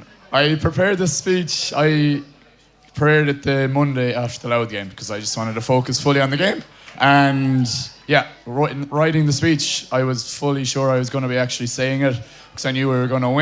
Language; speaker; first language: English; native; English